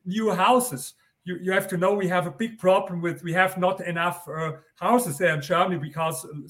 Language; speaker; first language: English; non-native, fluent; German